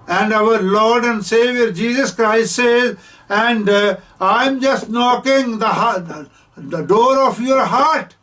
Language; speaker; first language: English; non-native, local second language; Punjabi